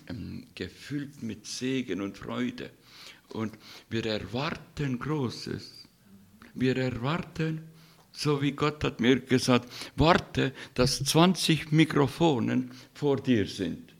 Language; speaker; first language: German; non-native, fluent; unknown